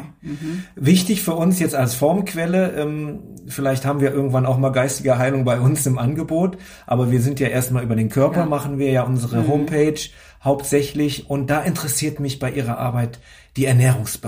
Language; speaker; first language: German; native; German